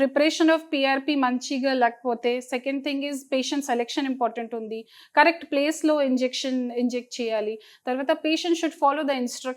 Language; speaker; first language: Telugu; non-native, local second language; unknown